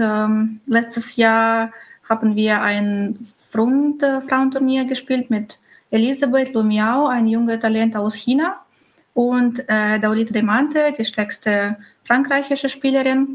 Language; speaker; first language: German; non-native, fluent; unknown